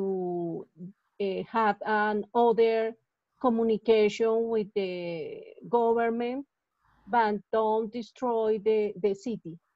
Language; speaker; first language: English; non-native, learner; Spanish